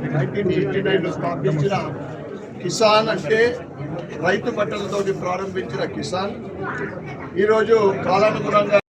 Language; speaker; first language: Telugu; native; Telugu